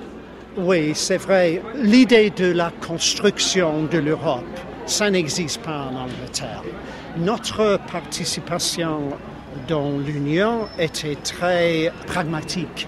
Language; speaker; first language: French; non-native, fluent; English